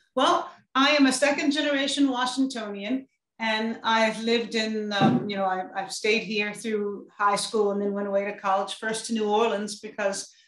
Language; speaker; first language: English; native; English